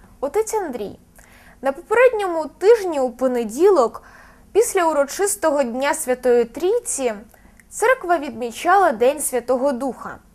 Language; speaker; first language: Ukrainian; native; Ukrainian